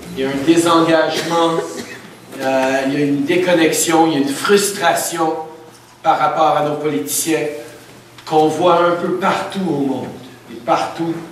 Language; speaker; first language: French; early bilingual, heritage; French